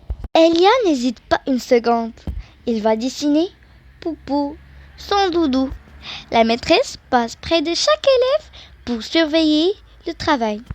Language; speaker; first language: French; non-native, local second language; Arabic